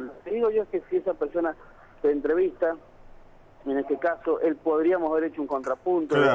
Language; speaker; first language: Spanish; native; Spanish